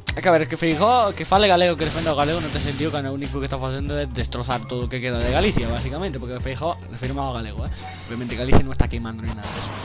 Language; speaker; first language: Galician; non-native, local second language; Spanish